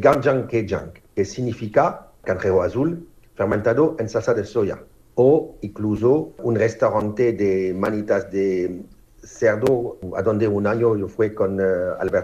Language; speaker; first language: Spanish; non-native, fluent; French